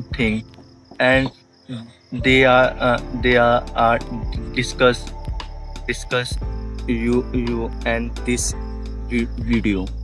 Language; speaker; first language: English; non-native, learner; Hindi